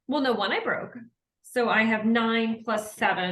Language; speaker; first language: English; native; English